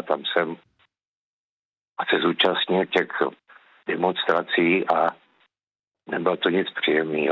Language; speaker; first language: Czech; native; Czech